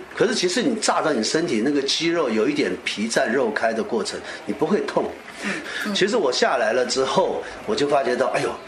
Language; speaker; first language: Chinese; native; Chinese